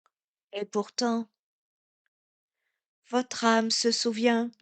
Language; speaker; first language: French; native; French